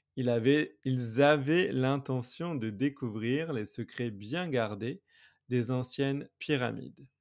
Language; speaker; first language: French; native; French